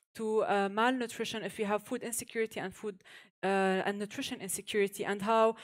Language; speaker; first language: English; non-native, fluent; Arabic